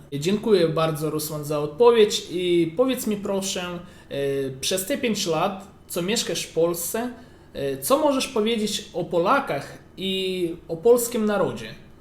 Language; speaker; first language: Polish; non-native, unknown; Ukrainian